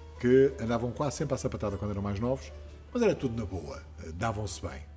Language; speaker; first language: Portuguese; native; Portuguese